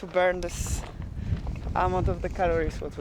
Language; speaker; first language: English; non-native, learner; Polish